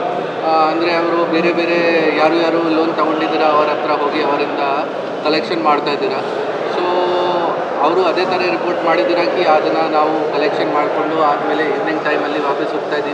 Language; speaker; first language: Kannada; non-native, local second language; Hindi